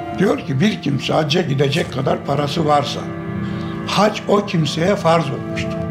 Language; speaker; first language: Turkish; native; Turkish